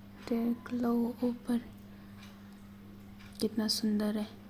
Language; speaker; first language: Hindi; non-native, local second language; Kok Borok